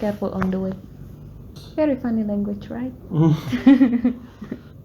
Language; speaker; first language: English; non-native, learner; Balinese